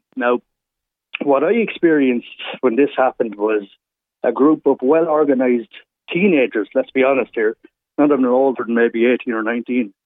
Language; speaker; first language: English; native; English